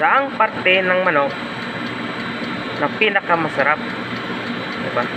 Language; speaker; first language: Filipino; non-native, local second language; Cebuano